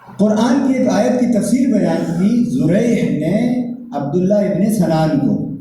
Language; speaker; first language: Urdu; native; Urdu